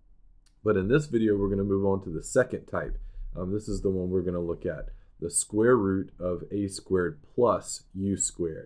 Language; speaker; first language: English; native; English